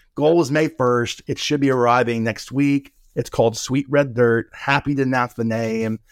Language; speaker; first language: English; native; English